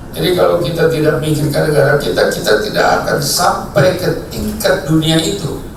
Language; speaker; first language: Indonesian; native; Indonesian